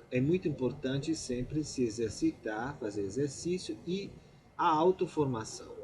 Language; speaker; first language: Portuguese; non-native, fluent; Italian